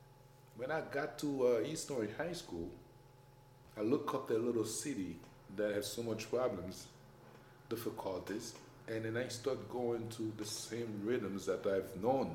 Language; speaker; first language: English; non-native, fluent; Haitian Creole